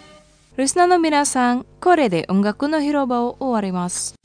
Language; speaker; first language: Japanese; non-native, fluent; Indonesian